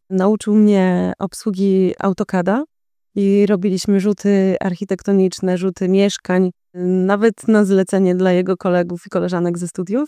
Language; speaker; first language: Polish; native; Polish